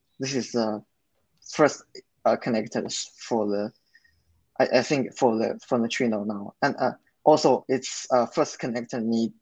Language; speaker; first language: English; non-native, learner; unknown